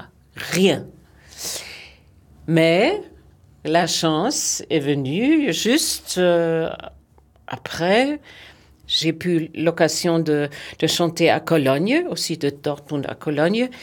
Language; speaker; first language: French; non-native, fluent; German